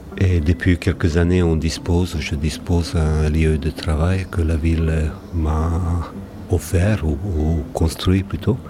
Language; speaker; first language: French; non-native, fluent; Hungarian